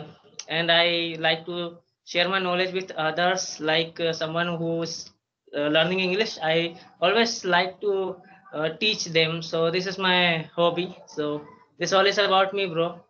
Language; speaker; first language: English; non-native, learner; Hindi